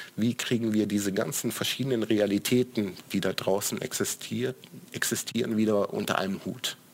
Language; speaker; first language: German; early bilingual, other home language; Croatian